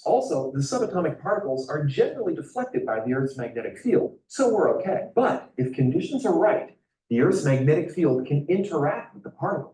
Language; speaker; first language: English; native; English